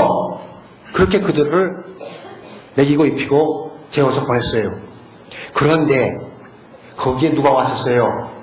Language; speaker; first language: Korean; native; Korean